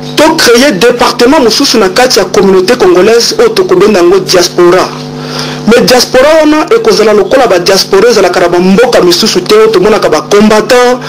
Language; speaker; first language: Lingala; native; Lingala